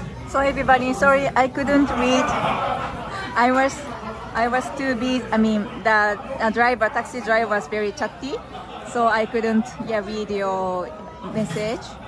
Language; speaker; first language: English; non-native, fluent; Japanese